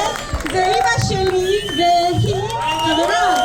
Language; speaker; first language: Hebrew; non-native, learner; Korean